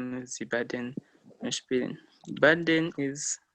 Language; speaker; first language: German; non-native, learner; English